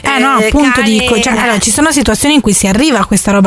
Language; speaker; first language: Italian; native; Italian